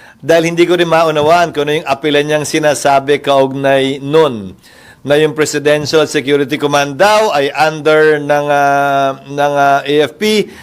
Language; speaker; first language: Filipino; native; Filipino